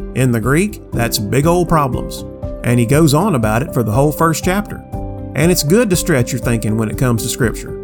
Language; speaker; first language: English; native; English